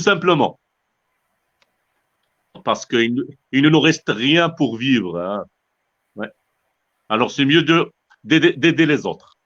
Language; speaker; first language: French; non-native, local second language; Arabic